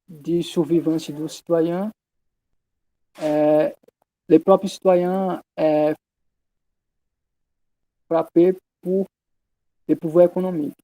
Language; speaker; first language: French; non-native, learner; Portuguese